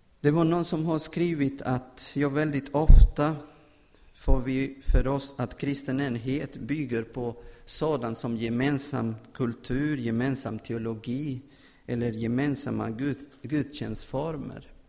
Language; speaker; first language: Swedish; non-native, fluent; Spanish